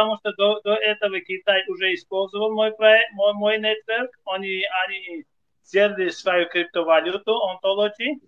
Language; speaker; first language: Russian; non-native, fluent; Armenian